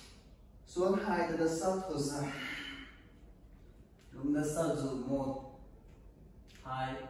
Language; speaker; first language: Vietnamese; non-native, learner; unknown